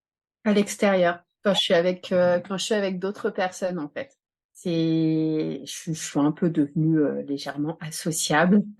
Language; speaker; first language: French; native; French